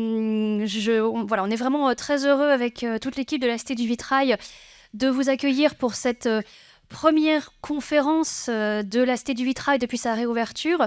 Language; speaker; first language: French; native; French